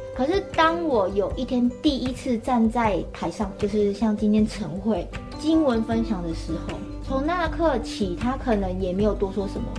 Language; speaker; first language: Chinese; native; Chinese